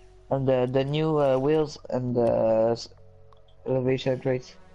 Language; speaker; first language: English; non-native, learner; French